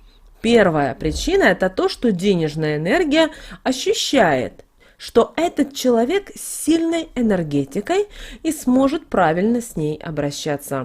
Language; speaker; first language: Russian; native; Russian